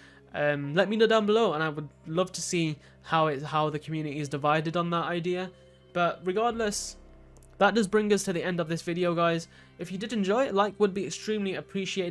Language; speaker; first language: English; native; English